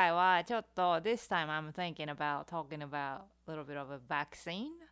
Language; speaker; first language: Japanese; native; Japanese